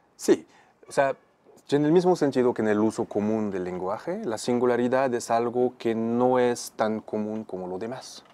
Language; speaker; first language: Spanish; non-native, fluent; Arabic